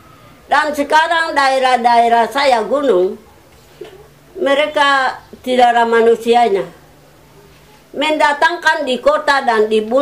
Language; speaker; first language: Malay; non-native, local second language; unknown